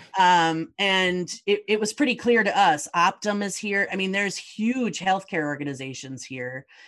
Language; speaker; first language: English; native; English